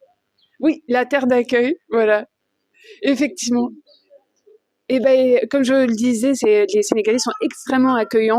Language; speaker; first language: French; native; French